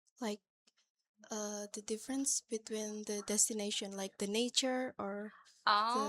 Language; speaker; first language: English; non-native, learner; Indonesian